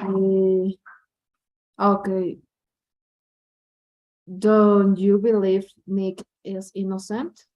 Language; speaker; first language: English; non-native, learner; Spanish